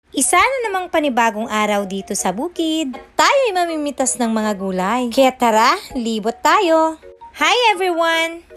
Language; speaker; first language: Filipino; non-native, local second language; Iloko